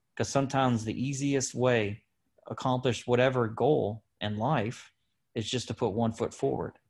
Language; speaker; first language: English; native; English